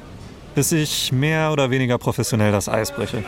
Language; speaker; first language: German; native; German